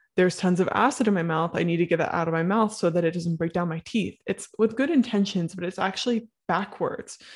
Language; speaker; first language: English; native; English